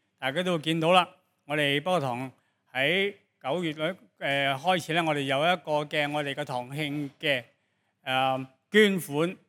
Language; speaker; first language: Cantonese; native; Cantonese